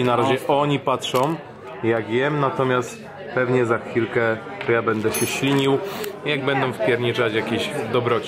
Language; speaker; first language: Polish; native; Polish